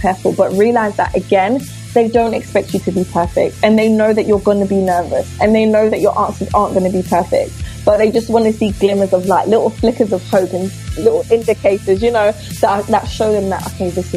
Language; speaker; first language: English; native; English